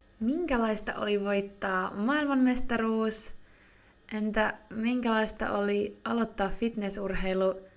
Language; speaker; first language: Finnish; native; Finnish